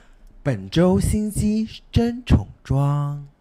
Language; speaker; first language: Chinese; non-native, learner; English